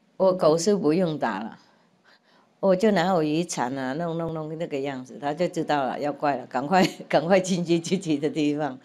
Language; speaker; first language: Chinese; non-native, fluent; Vietnamese